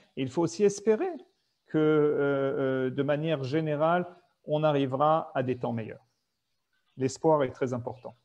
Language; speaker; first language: French; native; French